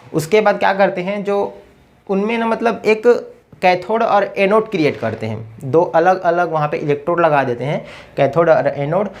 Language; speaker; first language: Hindi; native; Hindi